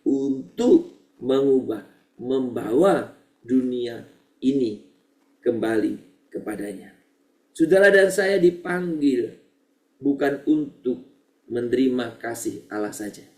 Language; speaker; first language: Indonesian; native; Indonesian